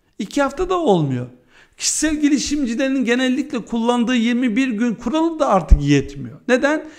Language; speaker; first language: Turkish; early bilingual, heritage; Turkish